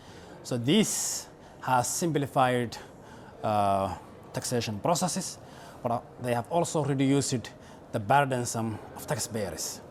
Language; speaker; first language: English; non-native, local second language; Somali